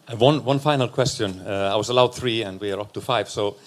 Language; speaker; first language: English; non-native, fluent; Icelandic